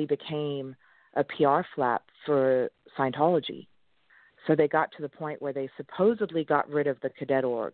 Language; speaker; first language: English; non-native, local second language; French